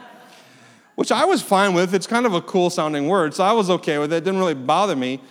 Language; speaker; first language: English; early bilingual, other home language; Korean